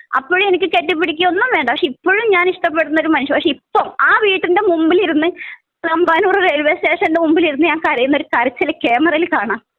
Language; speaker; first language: Malayalam; native; Malayalam